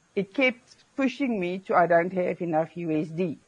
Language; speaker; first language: English; non-native, local second language; Afrikaans